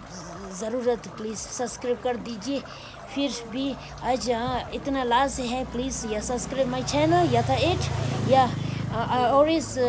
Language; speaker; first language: Hindi; non-native, local second language; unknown